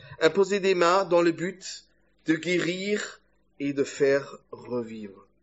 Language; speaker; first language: French; non-native, fluent; German